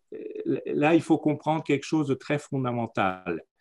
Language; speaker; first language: French; non-native, fluent; German